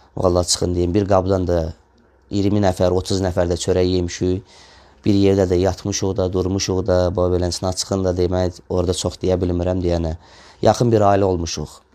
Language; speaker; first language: Azerbaijani; non-native, local second language; Russian